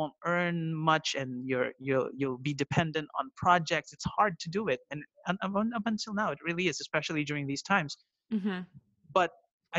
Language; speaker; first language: English; non-native, local second language; Filipino